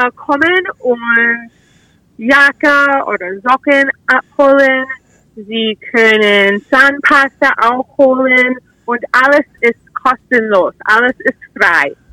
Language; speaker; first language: German; non-native, learner; English